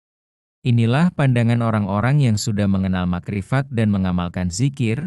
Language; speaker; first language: Indonesian; native; Indonesian